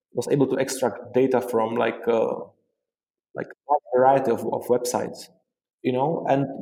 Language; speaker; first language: English; non-native, fluent; Czech